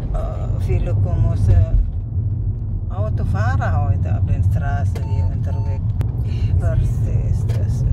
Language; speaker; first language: German; non-native, learner; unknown